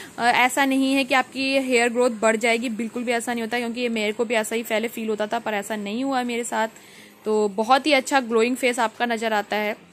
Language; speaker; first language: Hindi; native; Hindi